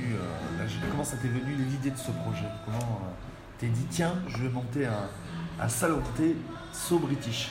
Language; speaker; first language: French; native; French